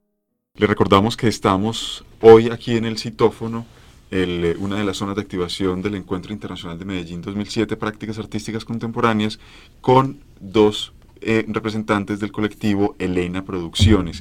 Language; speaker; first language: Spanish; native; Spanish